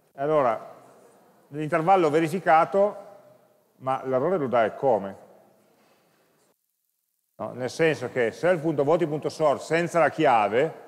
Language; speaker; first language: Italian; native; Italian